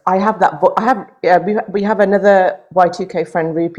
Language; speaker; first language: English; native; English